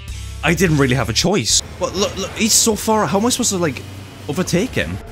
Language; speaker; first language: English; native; English